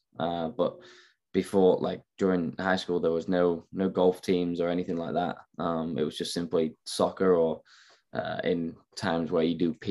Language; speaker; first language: English; native; English